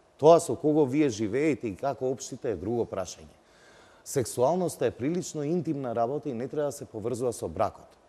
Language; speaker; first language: Macedonian; non-native, local second language; Albanian